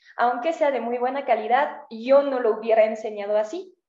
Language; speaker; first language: Spanish; non-native, fluent; French